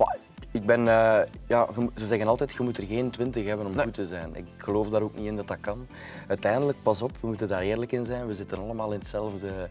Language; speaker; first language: Dutch; native; Dutch